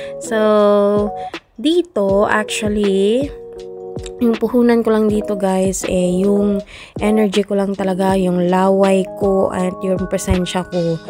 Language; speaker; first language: Filipino; non-native, local second language; Cebuano